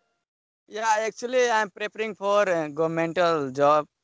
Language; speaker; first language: English; non-native, learner; Hindi